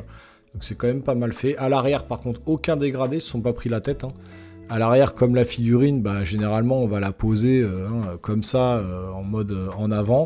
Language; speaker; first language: French; native; French